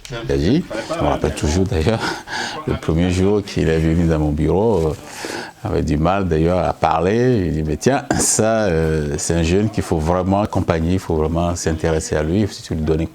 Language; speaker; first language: French; native; French